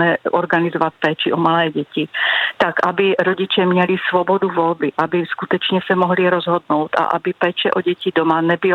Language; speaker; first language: Czech; native; Czech